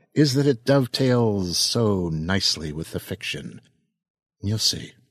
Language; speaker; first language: English; native; English